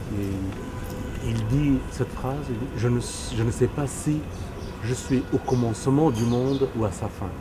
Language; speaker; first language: French; non-native, fluent; Persian